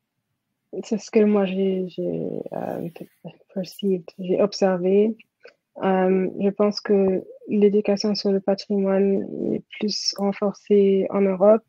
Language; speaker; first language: French; non-native, fluent; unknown